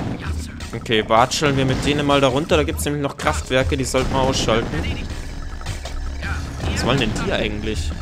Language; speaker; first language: German; native; German